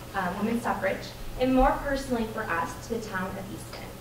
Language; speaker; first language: English; native; English